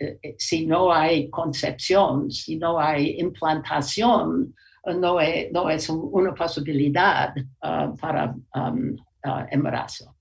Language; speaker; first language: Spanish; non-native, learner; English